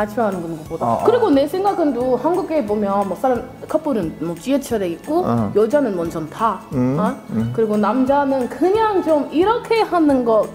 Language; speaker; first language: Korean; non-native, learner; English